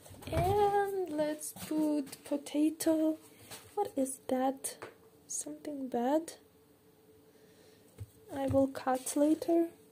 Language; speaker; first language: English; non-native, learner; Russian